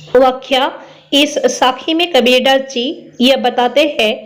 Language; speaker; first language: Hindi; non-native, local second language; Assamese